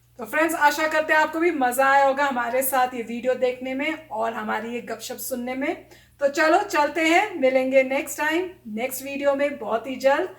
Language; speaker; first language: Hindi; native; Hindi